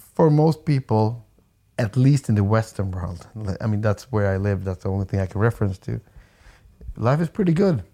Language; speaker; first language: English; non-native, fluent; Swedish